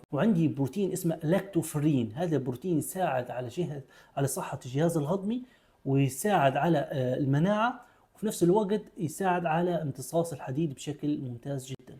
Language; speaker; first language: Arabic; native; Arabic